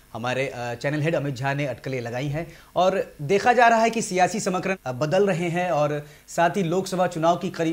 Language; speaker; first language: Hindi; native; Hindi